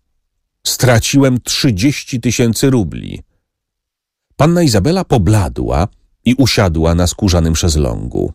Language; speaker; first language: Polish; native; Polish